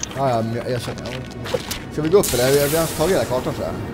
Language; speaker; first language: Swedish; native; Swedish